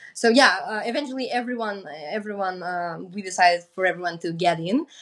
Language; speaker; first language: English; non-native, fluent; Macedonian